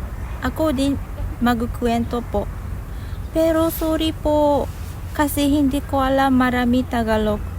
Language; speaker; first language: Filipino; non-native, learner; Japanese